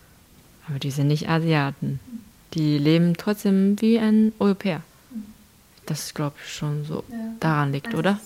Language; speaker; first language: German; non-native, fluent; Chinese